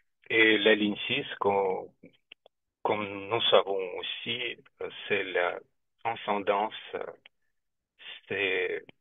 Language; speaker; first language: French; non-native, fluent; Russian